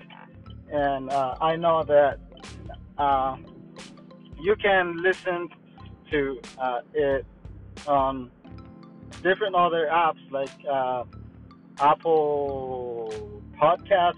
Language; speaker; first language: English; non-native, fluent; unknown